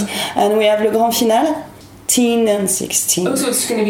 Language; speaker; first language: English; non-native, learner; French